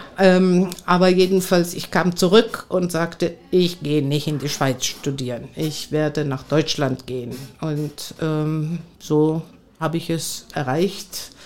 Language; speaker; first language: German; non-native, fluent; Greek